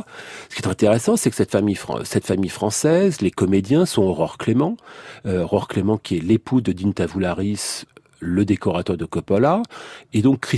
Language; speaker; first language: French; native; French